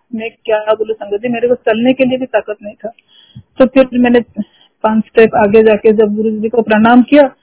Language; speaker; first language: Hindi; non-native, local second language; Odia